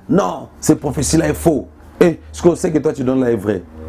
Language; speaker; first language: French; non-native, local second language; Lingala